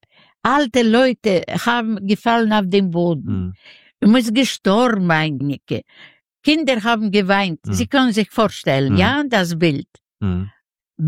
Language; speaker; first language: German; non-native, learner; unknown